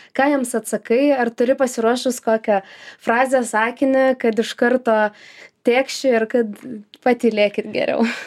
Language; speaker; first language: Lithuanian; native; Lithuanian